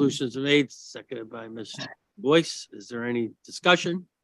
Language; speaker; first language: English; native; English